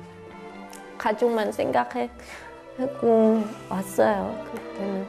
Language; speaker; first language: Korean; non-native, fluent; Khmer